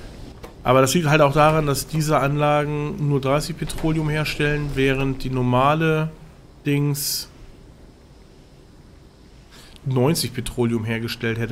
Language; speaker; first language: German; native; German